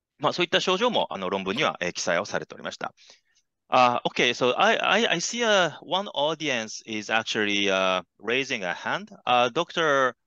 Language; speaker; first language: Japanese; native; Japanese